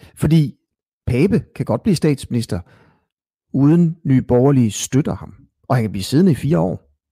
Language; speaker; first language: Danish; native; Danish